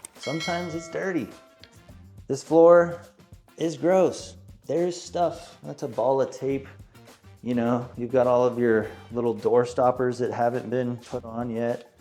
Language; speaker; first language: English; native; English